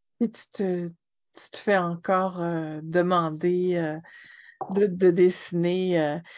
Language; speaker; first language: French; native; French